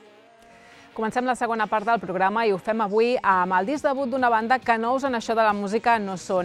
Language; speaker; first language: Catalan; native; Catalan